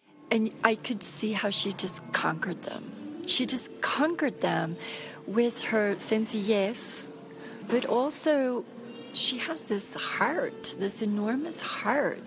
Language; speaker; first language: English; native; English